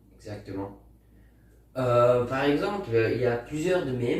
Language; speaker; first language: French; non-native, learner; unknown